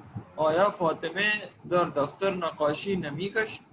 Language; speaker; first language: Persian; non-native, learner; Urdu